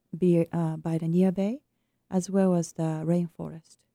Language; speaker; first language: English; non-native, fluent; Japanese